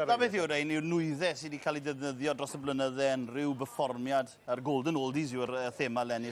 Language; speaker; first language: Welsh; native; Welsh